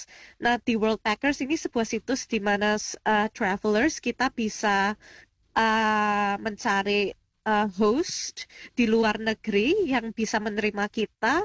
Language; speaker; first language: Indonesian; early bilingual, heritage; Indonesian